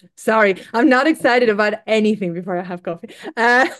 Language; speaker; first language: English; non-native, fluent; Greek